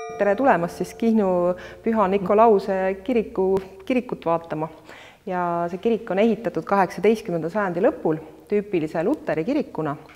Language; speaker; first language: Estonian; native; Estonian